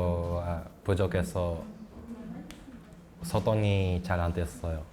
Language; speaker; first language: Korean; non-native, learner; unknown